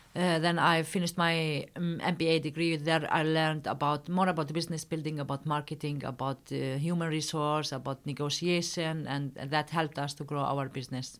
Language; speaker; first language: English; non-native, fluent; Arabic